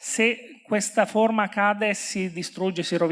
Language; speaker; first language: Italian; native; Italian